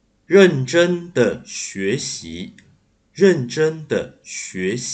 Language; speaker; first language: Chinese; non-native, fluent; Indonesian